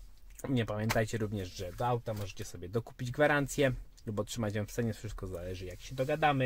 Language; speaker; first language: Polish; native; Polish